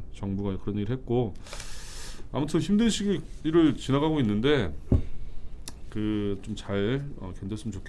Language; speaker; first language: Korean; native; Korean